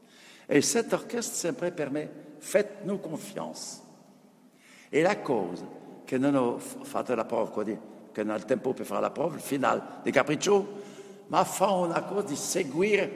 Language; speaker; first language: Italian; non-native, fluent; French